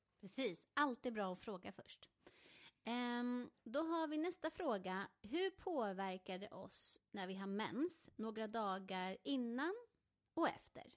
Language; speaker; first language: Swedish; native; Swedish